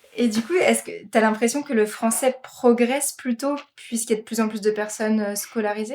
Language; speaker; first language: French; native; French